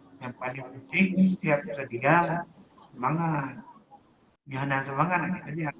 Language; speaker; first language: Malay; non-native, local second language; Achinese